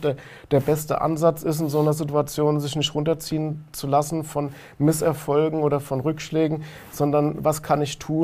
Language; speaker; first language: German; native; German